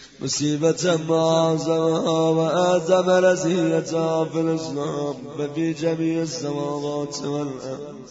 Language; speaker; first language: Arabic; non-native, fluent; Persian